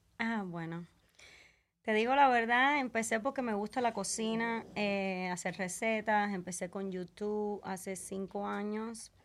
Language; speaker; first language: Spanish; native; Spanish